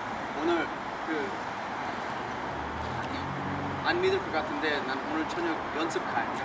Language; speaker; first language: Korean; early bilingual, heritage; English